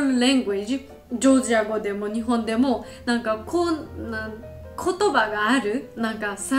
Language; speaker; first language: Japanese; non-native, learner; Georgian